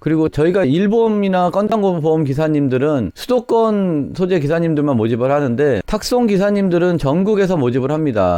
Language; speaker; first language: Korean; native; Korean